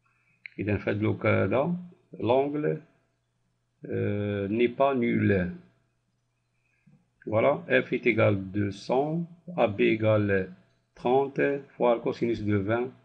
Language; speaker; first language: French; non-native, local second language; Arabic